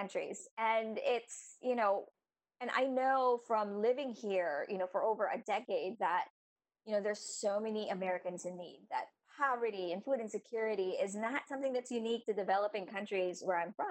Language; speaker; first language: English; non-native, local second language; Filipino